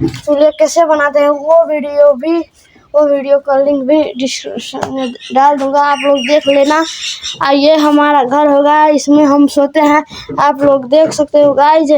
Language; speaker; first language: Hindi; non-native, local second language; Maithili